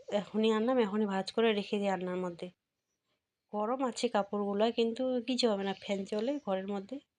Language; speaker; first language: Bangla; non-native, local second language; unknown